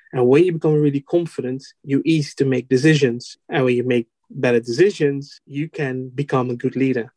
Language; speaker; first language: English; non-native, fluent; Dutch